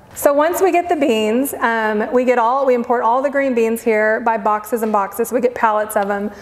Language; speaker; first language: English; native; English